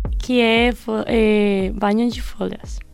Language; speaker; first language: Portuguese; non-native, fluent; Spanish